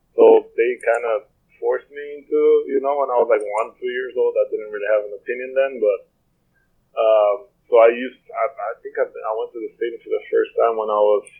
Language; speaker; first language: English; non-native, fluent; Portuguese